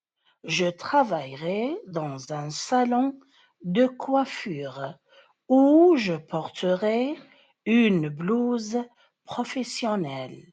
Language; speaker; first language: French; non-native, fluent; Arabic